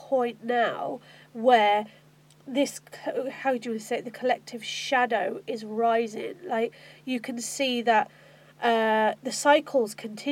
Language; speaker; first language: English; native; English